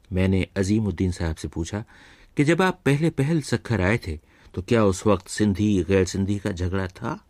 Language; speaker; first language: Urdu; native; Urdu